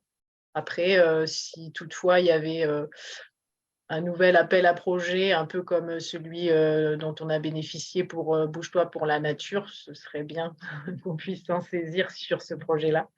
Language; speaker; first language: French; native; French